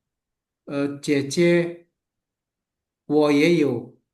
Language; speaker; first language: Chinese; non-native, learner; Indonesian